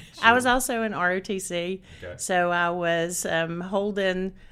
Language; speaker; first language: English; native; English